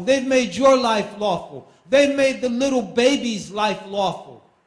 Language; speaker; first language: English; native; English